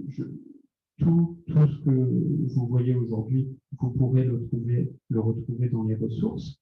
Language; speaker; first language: French; native; French